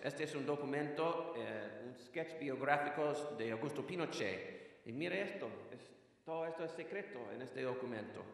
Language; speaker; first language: Spanish; non-native, fluent; English